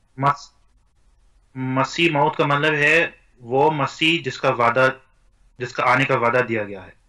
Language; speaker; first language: Urdu; early bilingual, heritage; Urdu